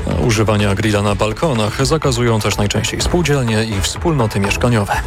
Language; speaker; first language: Polish; native; Polish